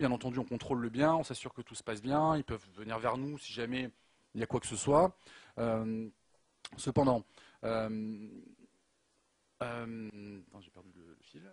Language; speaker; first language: French; native; French